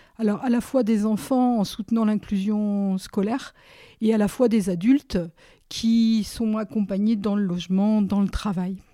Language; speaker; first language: French; native; French